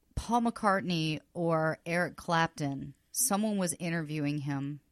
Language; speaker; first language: English; native; English